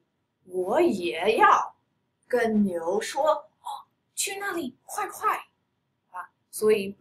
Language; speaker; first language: Chinese; non-native, fluent; English